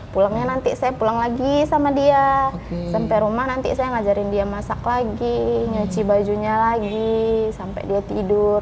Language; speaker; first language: Indonesian; non-native, local second language; Minangkabau